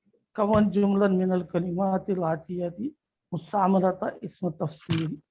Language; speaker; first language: Arabic; non-native, learner; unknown